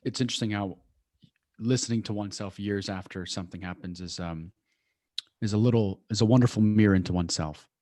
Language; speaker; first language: English; early bilingual, other home language; Persian